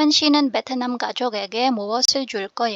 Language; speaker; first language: Korean; non-native, fluent; Filipino